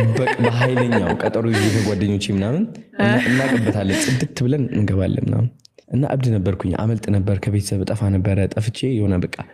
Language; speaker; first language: Amharic; non-native, local second language; Tigrinya